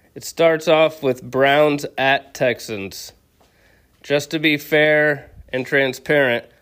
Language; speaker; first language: English; native; English